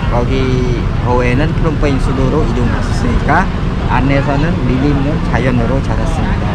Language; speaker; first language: Korean; non-native, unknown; Khmer